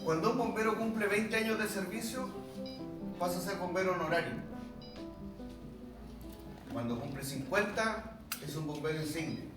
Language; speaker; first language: Spanish; native; Spanish